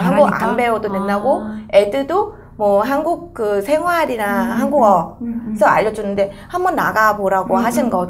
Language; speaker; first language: Korean; non-native, fluent; Vietnamese